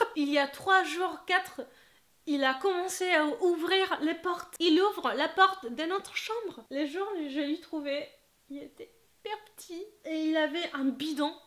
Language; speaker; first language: French; non-native, fluent; Spanish